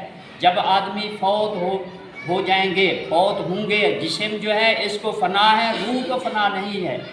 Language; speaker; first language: Urdu; native; Urdu